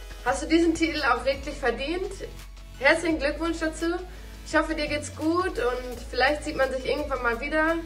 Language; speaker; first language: German; native; German